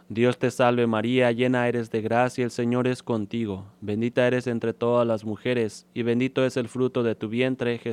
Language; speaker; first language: Spanish; native; Spanish